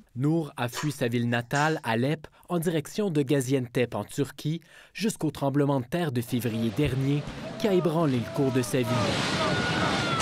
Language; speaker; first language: French; native; French